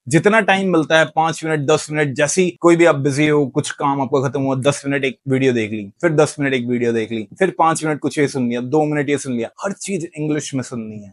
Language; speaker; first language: Hindi; native; Hindi